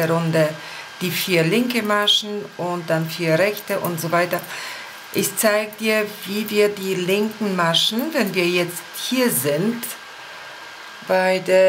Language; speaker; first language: German; non-native, fluent; Polish